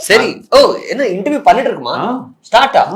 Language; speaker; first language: Tamil; non-native, fluent; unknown